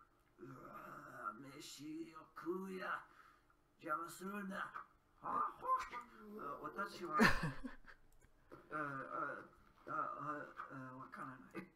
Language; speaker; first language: Japanese; non-native, learner; English